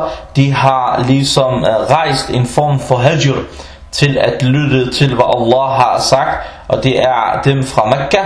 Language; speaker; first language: Danish; early bilingual, other home language; Arabic